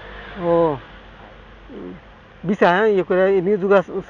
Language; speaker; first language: Indonesian; non-native, learner; Bangla